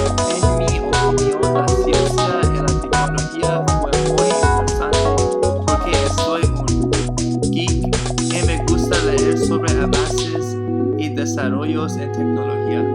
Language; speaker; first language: Spanish; non-native, learner; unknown